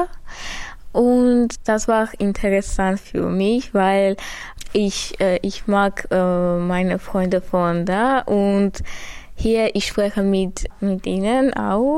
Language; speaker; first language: German; early bilingual, other home language; Armenian